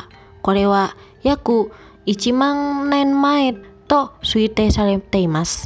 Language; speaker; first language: Japanese; non-native, fluent; Indonesian